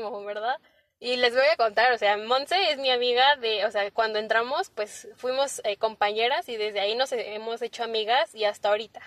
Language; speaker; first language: Spanish; native; Spanish